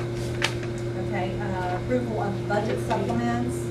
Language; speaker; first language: English; native; English